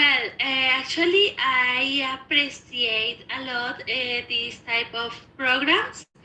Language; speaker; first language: English; non-native, learner; Spanish